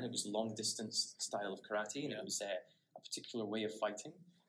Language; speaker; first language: English; native; English